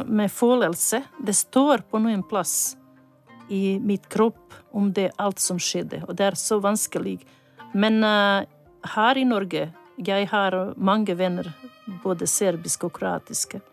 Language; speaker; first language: Norwegian; non-native, learner; Bosnian